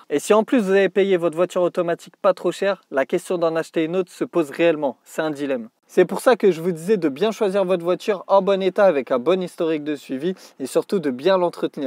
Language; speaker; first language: French; native; French